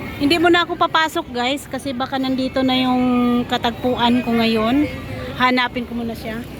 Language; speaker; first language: Filipino; non-native, local second language; Cebuano